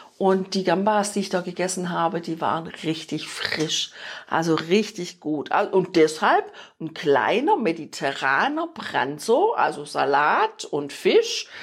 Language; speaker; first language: German; native; German